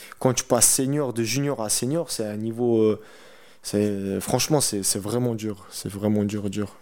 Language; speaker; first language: French; early bilingual, other home language; Chechen